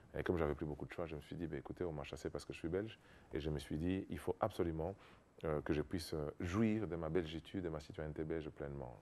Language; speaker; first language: French; non-native, local second language; Lingala